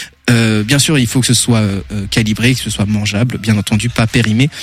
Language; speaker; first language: French; native; French